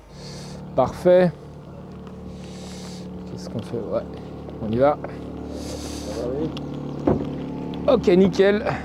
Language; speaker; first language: French; native; French